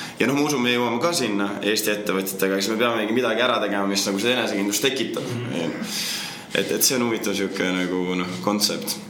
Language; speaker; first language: Estonian; native; Estonian